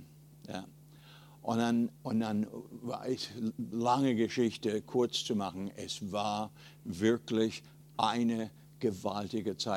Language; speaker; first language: German; non-native, fluent; English